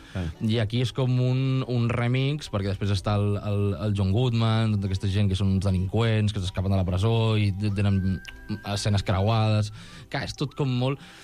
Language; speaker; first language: Catalan; native; Catalan